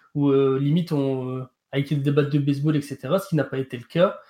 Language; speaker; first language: French; native; French